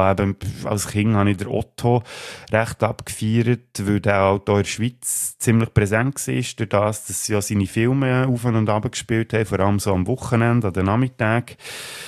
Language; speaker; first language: German; native; German